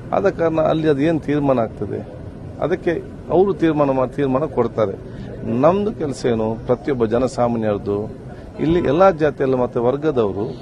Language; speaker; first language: Kannada; native; Kannada